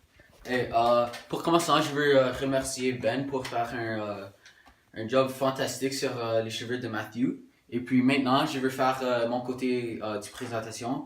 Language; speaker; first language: French; non-native, local second language; English